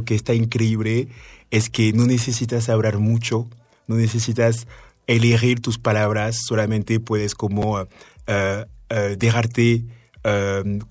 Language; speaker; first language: Spanish; non-native, fluent; French